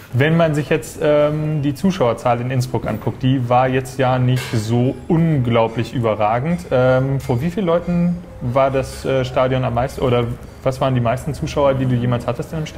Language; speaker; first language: German; native; German